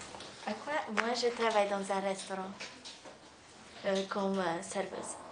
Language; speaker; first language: French; non-native, fluent; Russian